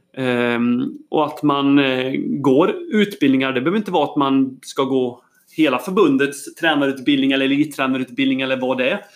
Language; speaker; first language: Swedish; native; Swedish